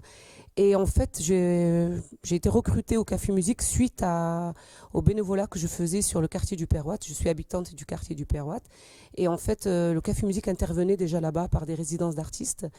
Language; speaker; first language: French; native; French